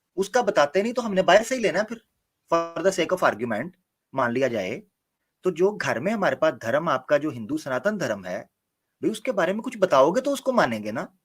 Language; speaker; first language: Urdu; non-native, local second language; Punjabi